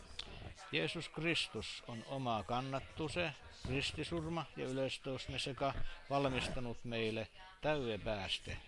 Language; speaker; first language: Finnish; non-native, learner; Estonian